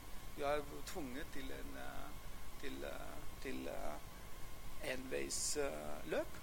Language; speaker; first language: Norwegian; non-native, fluent; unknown